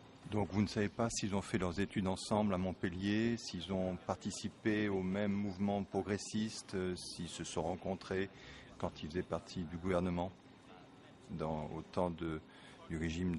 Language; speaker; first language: French; native; French